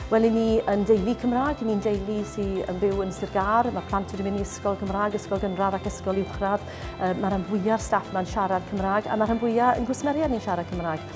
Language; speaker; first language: Welsh; native; Welsh